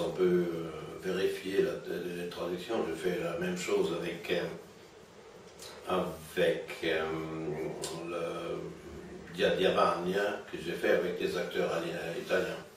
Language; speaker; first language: French; non-native, fluent; German